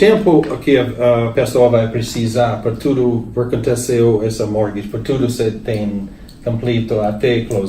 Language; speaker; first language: Portuguese; non-native, learner; English